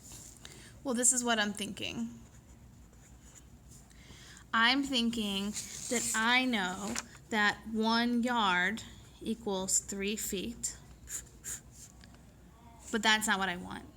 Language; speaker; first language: English; native; English